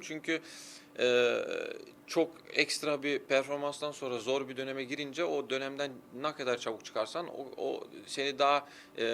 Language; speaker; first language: Turkish; early bilingual, heritage; Turkish